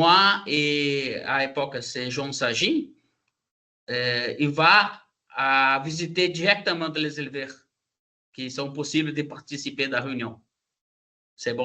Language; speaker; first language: French; non-native, learner; Portuguese